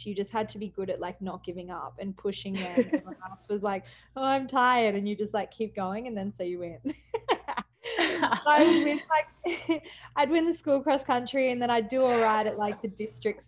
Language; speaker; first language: English; native; English